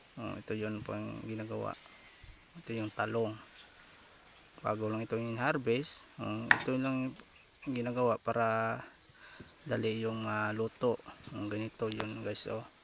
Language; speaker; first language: Filipino; non-native, local second language; Cebuano